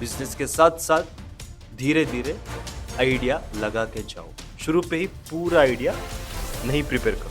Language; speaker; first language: Hindi; non-native, local second language; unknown